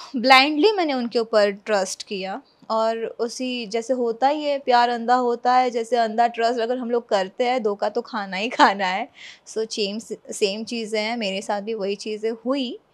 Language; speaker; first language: Hindi; non-native, local second language; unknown